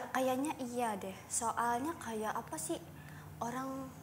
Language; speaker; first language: Indonesian; native; Indonesian